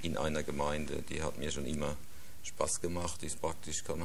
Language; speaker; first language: German; native; German